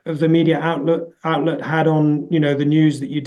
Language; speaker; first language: English; native; English